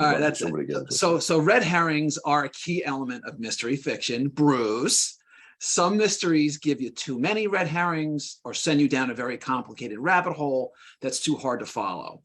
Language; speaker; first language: English; native; English